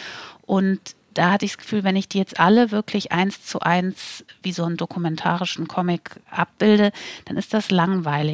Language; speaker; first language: German; native; German